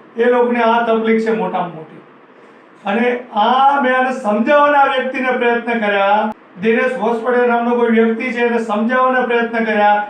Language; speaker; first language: Gujarati; native; Gujarati